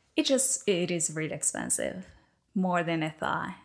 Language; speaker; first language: English; non-native, fluent; Portuguese